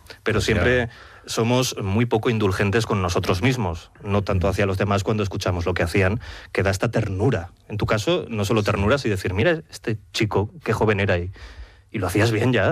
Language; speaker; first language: Spanish; native; Spanish